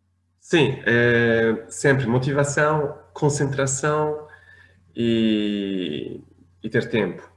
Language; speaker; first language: Portuguese; non-native, fluent; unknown